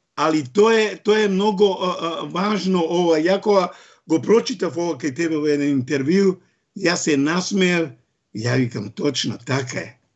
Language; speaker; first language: Macedonian; non-native, local second language; Romany